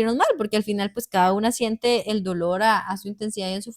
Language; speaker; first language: Spanish; native; Spanish